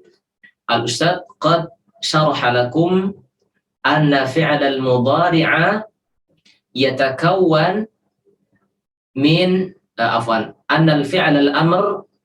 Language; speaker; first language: Arabic; non-native, fluent; Indonesian